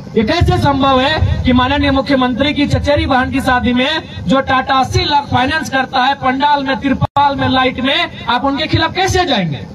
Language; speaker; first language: Hindi; native; Hindi